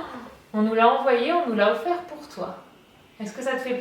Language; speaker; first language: French; native; French